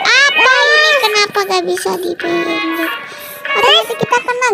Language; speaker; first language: Indonesian; native; Indonesian